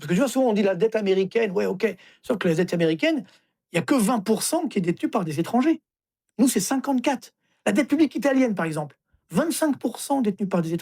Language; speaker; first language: French; native; French